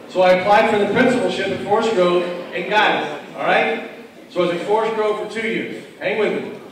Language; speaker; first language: English; native; English